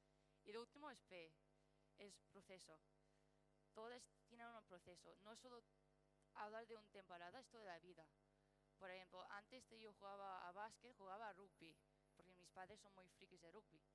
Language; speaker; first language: Spanish; non-native, learner; English